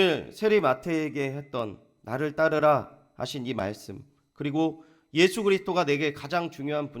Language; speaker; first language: Korean; native; Korean